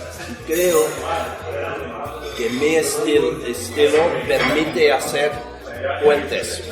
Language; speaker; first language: Spanish; non-native, fluent; Dutch